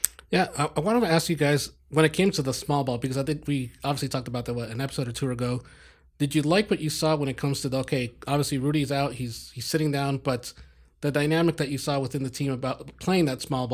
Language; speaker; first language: English; native; English